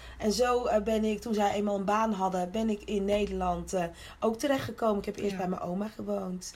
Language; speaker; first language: Dutch; early bilingual, other home language; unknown